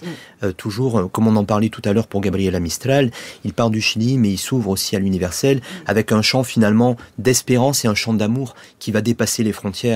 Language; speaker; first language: French; native; French